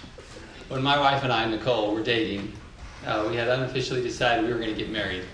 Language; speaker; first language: English; native; English